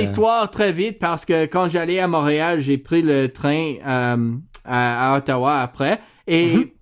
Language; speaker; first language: French; non-native, learner; English